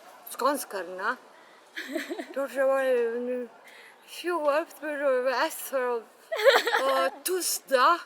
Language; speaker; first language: Swedish; non-native, learner; Serbian